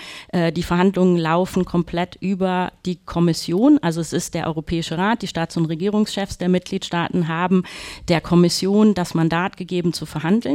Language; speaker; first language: German; native; German